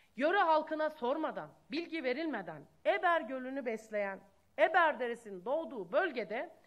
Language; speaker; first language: Turkish; native; Turkish